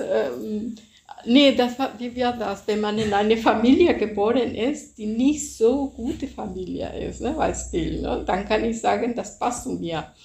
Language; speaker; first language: German; non-native, fluent; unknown